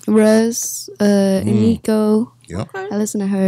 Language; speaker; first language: English; native; English